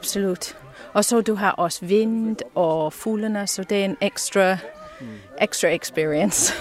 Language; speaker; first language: Danish; non-native, learner; English